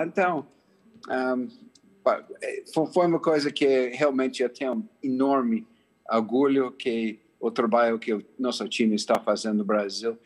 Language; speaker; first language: Portuguese; non-native, fluent; English